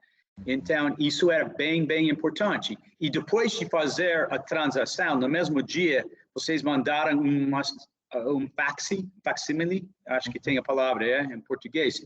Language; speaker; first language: Portuguese; non-native, fluent; English